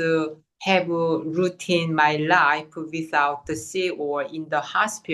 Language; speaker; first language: English; non-native, fluent; Korean